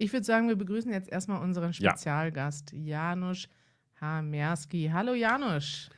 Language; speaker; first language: German; native; German